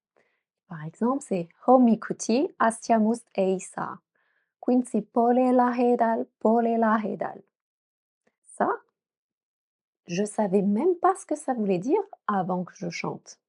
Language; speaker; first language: French; native; French